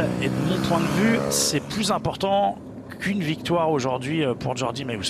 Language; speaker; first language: French; native; French